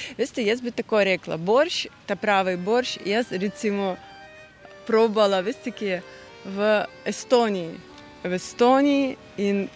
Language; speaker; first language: Slovenian; non-native, fluent; Russian